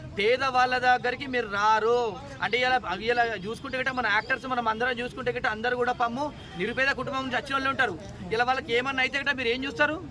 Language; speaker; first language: Telugu; native; Telugu